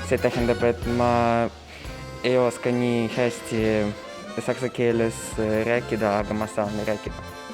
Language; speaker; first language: Estonian; non-native, local second language; Russian